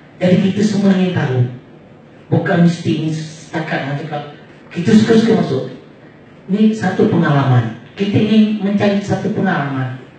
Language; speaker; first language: Malay; native; Malay